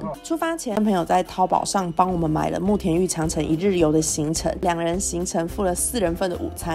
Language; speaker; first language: Chinese; native; Chinese